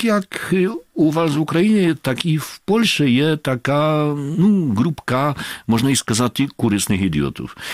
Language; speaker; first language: Ukrainian; non-native, fluent; Polish